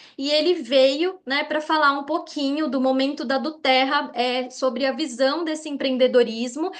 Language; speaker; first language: Portuguese; native; Portuguese